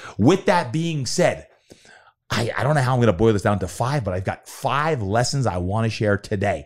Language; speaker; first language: English; native; English